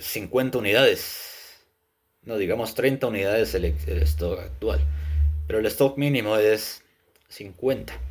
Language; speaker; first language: Spanish; native; Spanish